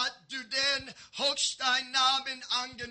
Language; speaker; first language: German; non-native, learner; English